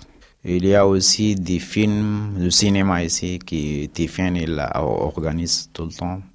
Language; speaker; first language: French; non-native, learner; Arabic